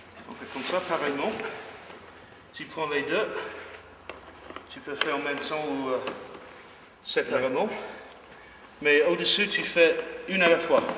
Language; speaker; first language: French; non-native, fluent; English